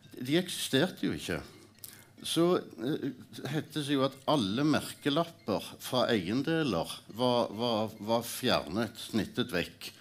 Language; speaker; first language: Norwegian; native; Norwegian